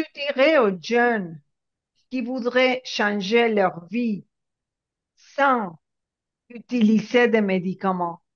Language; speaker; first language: French; non-native, fluent; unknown